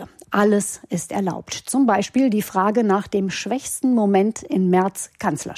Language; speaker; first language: German; native; German